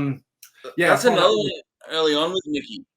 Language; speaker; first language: English; native; English